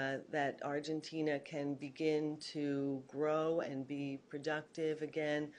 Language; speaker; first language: English; native; English